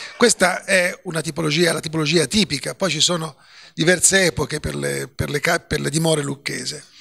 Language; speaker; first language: Italian; native; Italian